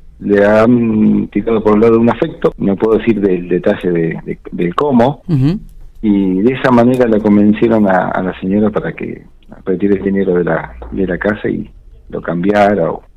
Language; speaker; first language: Spanish; native; Spanish